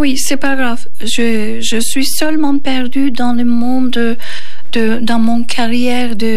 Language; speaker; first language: French; non-native, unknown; Turkish